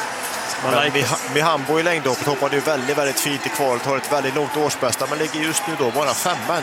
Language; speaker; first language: Swedish; native; Swedish